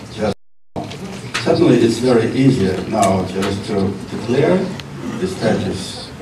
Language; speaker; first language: English; non-native, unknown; Ukrainian